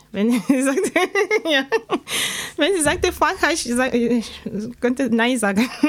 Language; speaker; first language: German; non-native, learner; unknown